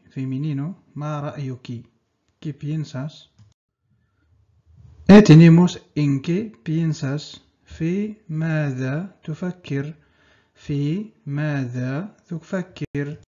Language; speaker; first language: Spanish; non-native, fluent; Arabic